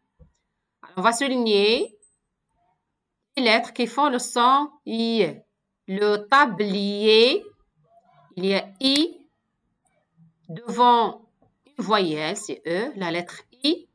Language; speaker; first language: French; non-native, local second language; Arabic